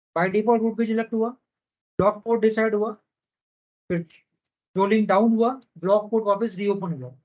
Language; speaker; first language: Hindi; non-native, local second language; Marathi